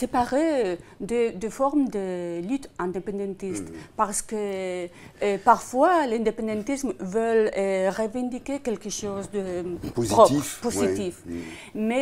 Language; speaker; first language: French; non-native, fluent; Spanish